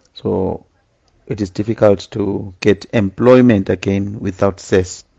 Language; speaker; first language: English; non-native, local second language; Shona